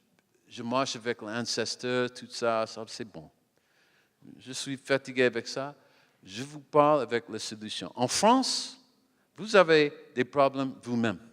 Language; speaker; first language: French; non-native, learner; English